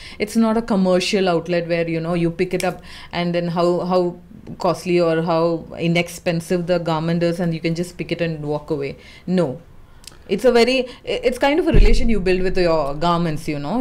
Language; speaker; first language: English; non-native, local second language; Malayalam